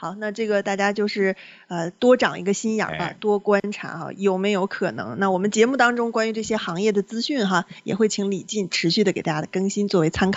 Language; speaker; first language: Chinese; native; Chinese